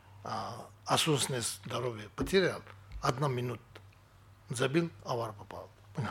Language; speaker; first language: Russian; non-native, learner; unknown